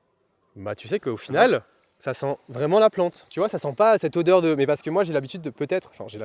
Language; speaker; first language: French; native; French